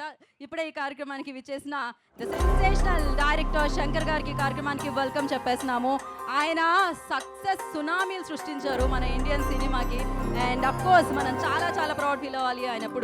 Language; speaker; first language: Telugu; native; Telugu